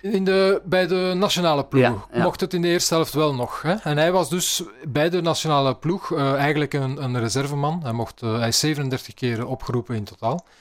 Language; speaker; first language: Dutch; native; Dutch